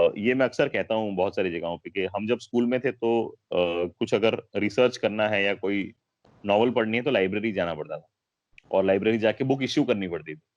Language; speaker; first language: Hindi; non-native, local second language; Gujarati